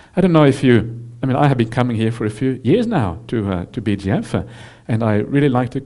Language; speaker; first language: English; non-native, fluent; Norwegian